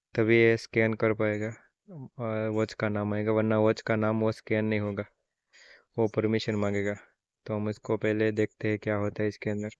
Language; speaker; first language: Hindi; non-native, local second language; Gujarati